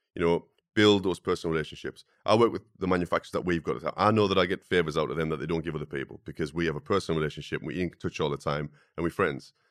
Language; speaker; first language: English; native; English